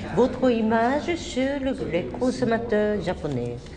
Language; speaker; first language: French; non-native, fluent; Japanese